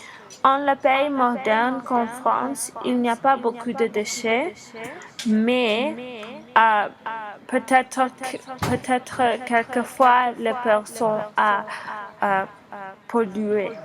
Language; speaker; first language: French; non-native, learner; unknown